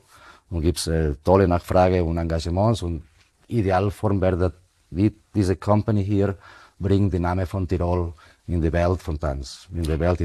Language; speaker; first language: German; non-native, fluent; Spanish